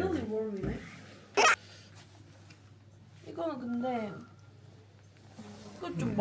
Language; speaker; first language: Korean; non-native, learner; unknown